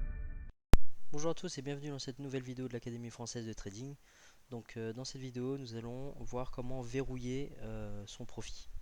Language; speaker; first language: French; native; French